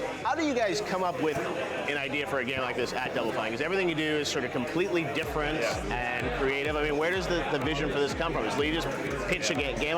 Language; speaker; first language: English; native; English